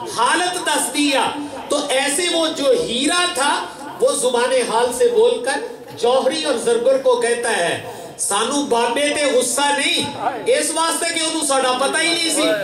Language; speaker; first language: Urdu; non-native, local second language; Punjabi